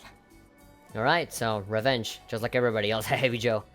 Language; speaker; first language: English; native; English